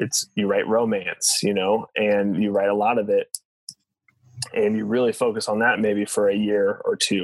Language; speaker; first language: English; native; English